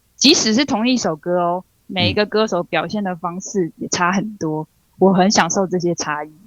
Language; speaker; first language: Chinese; non-native, local second language; Min Nan Chinese